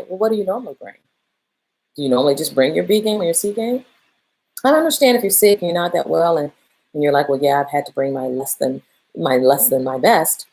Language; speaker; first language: English; native; English